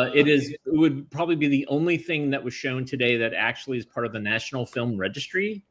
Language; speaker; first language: English; native; English